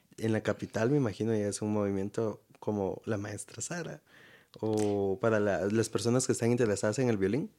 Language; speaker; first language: Spanish; native; Spanish